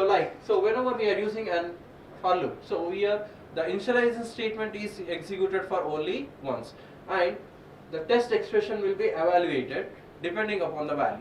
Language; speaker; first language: English; non-native, local second language; Telugu